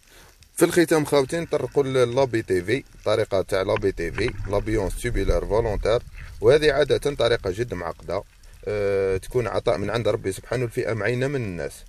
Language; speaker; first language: Arabic; native; Arabic